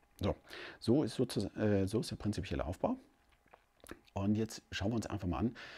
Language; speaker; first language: German; native; German